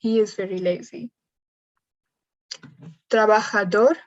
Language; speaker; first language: Spanish; non-native, learner; English